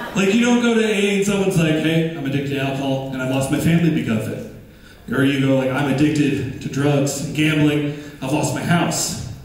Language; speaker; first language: English; native; English